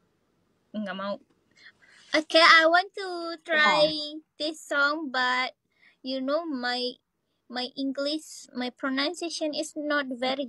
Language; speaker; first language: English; non-native, learner; Indonesian